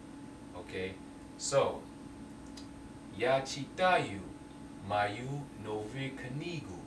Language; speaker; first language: Russian; non-native, learner; English